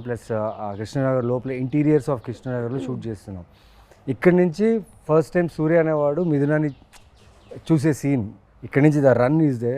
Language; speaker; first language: Telugu; native; Telugu